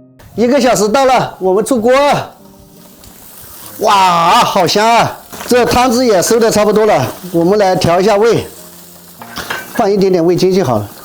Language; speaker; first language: Chinese; native; Chinese